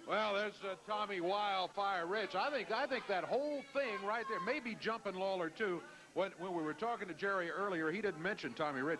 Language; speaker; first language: English; native; English